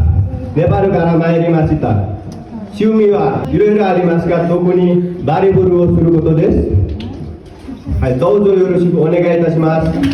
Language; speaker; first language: Japanese; non-native, learner; Nepali